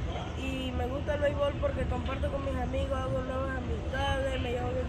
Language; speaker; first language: Spanish; native; Spanish